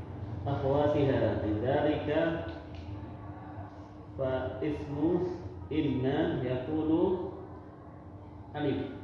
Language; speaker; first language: Arabic; non-native, learner; Indonesian